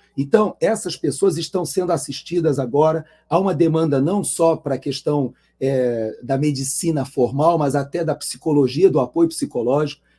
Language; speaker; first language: Portuguese; native; Portuguese